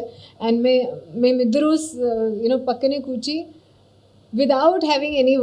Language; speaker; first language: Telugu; non-native, learner; Hindi